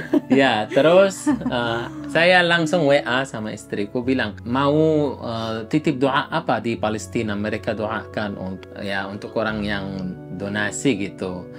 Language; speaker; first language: Indonesian; non-native, fluent; Arabic